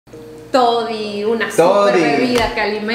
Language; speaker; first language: Spanish; native; Spanish